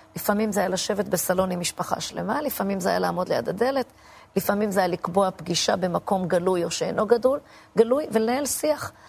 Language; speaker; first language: Hebrew; native; Hebrew